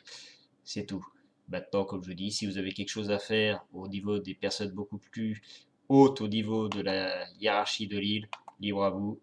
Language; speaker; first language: French; native; French